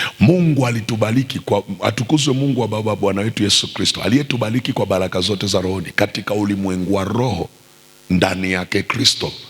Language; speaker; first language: Swahili; native; Swahili